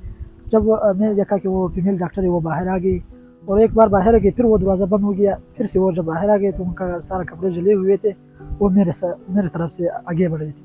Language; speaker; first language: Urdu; non-native, local second language; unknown